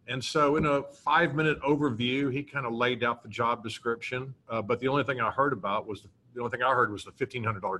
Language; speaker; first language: English; native; English